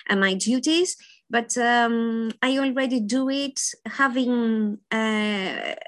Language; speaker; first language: English; non-native, fluent; Greek